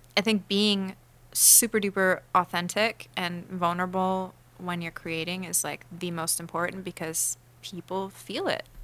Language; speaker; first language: English; native; English